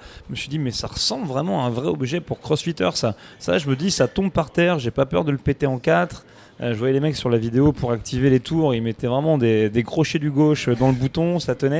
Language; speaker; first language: French; native; French